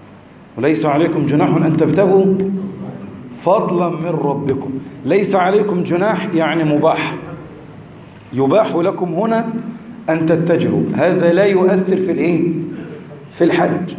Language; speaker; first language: Arabic; native; Arabic